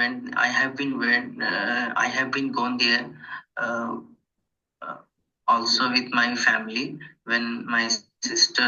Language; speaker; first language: English; non-native, learner; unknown